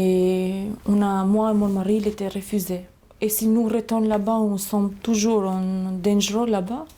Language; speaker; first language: French; non-native, learner; Albanian